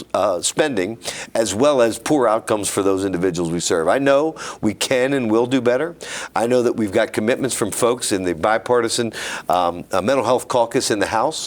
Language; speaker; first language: English; native; English